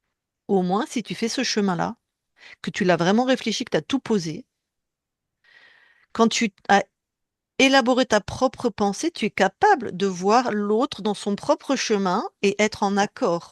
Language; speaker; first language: French; native; French